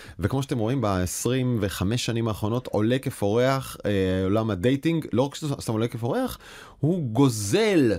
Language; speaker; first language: Hebrew; native; Hebrew